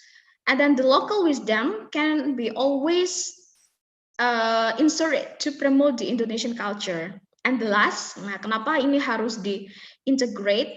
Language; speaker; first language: English; non-native, fluent; Indonesian